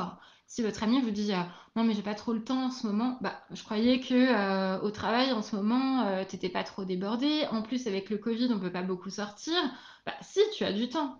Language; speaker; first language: French; native; French